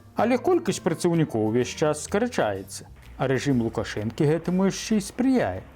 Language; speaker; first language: Belarusian; native; Belarusian